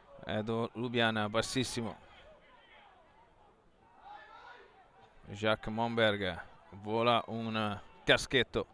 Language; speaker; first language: Italian; native; Italian